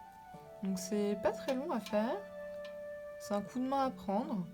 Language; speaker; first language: French; native; French